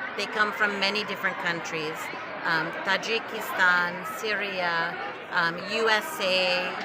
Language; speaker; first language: English; native; English